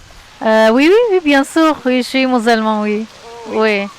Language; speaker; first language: French; non-native, learner; Persian